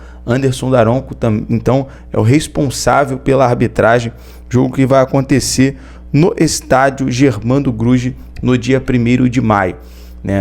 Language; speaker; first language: Portuguese; native; Portuguese